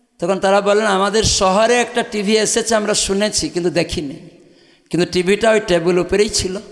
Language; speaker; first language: Bangla; non-native, fluent; Odia